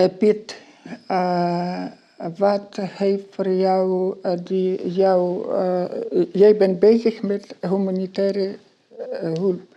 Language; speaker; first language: Dutch; non-native, learner; Ukrainian